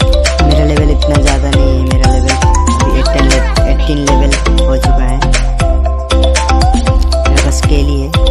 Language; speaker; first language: Hindi; non-native, local second language; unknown